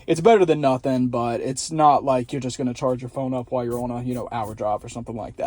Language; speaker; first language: English; native; English